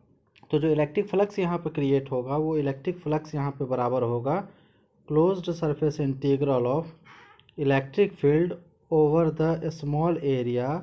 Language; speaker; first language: Hindi; native; Hindi